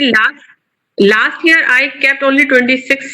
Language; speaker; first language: English; non-native, local second language; Urdu